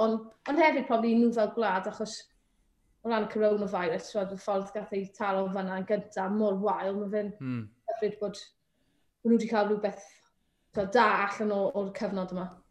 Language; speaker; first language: Welsh; native; Welsh